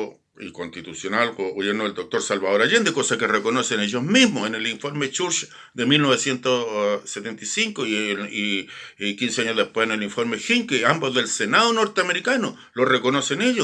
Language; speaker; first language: Spanish; native; Spanish